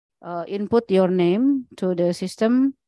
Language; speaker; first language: English; non-native, learner; Indonesian